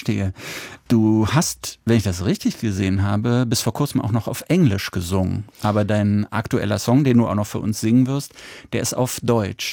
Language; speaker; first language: German; native; German